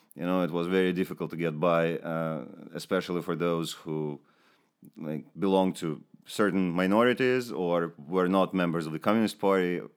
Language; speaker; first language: English; non-native, fluent; Russian